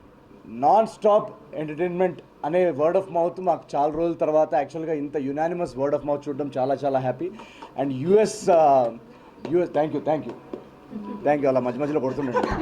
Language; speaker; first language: Telugu; native; Telugu